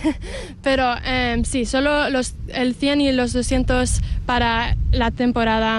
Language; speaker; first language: Spanish; early bilingual, heritage; Spanish